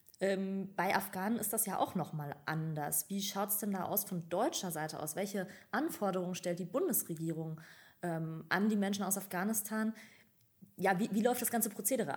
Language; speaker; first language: German; native; German